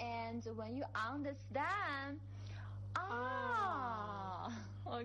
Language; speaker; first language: English; non-native, fluent; Chinese